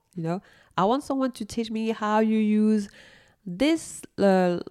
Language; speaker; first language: English; non-native, fluent; French